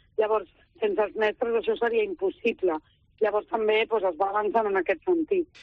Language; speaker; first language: Catalan; native; Catalan